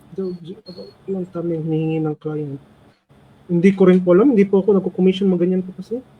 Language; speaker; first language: Filipino; non-native, local second language; Cebuano